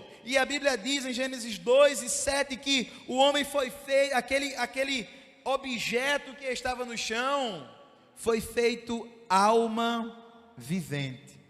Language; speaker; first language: Portuguese; native; Portuguese